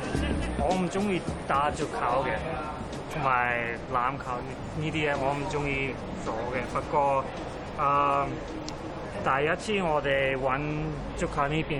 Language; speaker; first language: Chinese; non-native, local second language; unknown